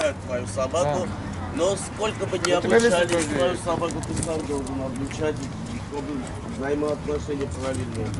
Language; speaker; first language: Russian; non-native, learner; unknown